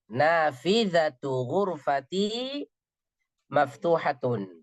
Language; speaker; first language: Arabic; non-native, fluent; Indonesian